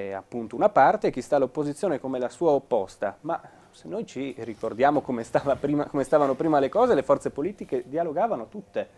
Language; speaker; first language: Italian; native; Italian